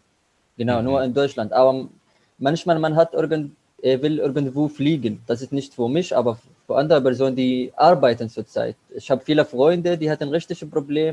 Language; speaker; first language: German; non-native, learner; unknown